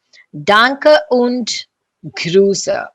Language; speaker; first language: German; non-native, learner; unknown